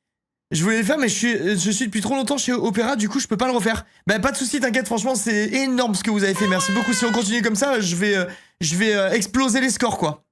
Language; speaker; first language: French; native; French